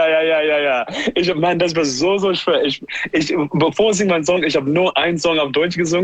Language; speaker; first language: German; non-native, learner; English